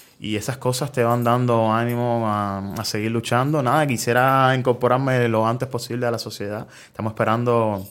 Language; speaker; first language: Spanish; native; Spanish